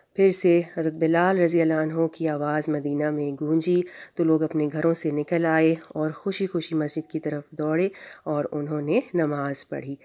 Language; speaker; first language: Urdu; native; Urdu